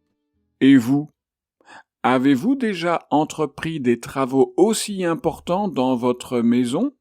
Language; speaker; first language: French; native; French